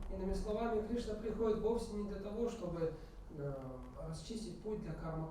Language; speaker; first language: Russian; native; Russian